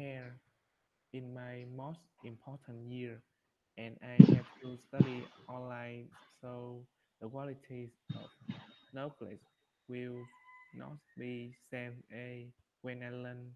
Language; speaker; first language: English; non-native, learner; Vietnamese